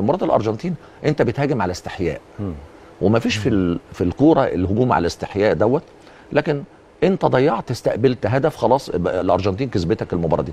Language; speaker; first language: Arabic; native; Arabic